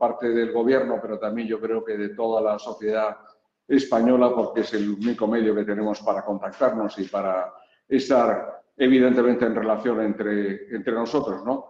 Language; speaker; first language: Spanish; native; Spanish